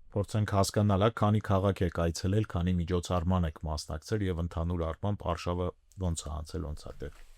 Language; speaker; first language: Armenian; native; Armenian